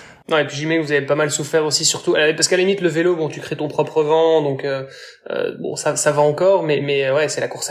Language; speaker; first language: French; native; French